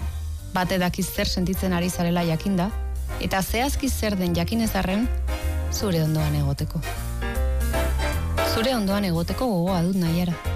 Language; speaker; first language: Basque; native; Basque